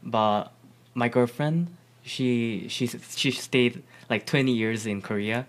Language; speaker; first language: English; non-native, fluent; Korean